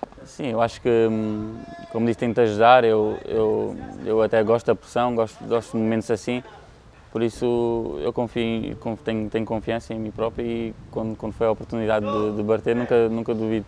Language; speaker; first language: Portuguese; early bilingual, heritage; English